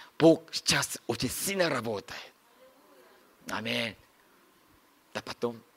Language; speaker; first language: Russian; non-native, learner; Korean